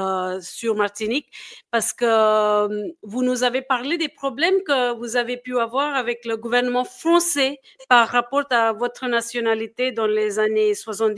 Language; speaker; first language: French; non-native, fluent; English